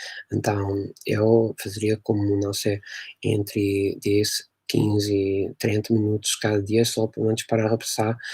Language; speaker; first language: Portuguese; non-native, fluent; English